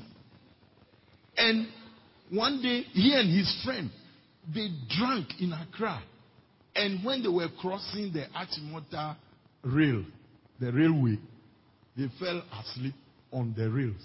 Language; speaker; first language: English; non-native, local second language; Ewe